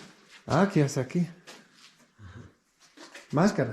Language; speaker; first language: Spanish; non-native, learner; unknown